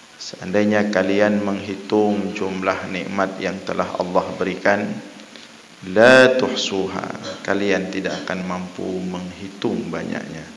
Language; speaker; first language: Malay; non-native, local second language; Achinese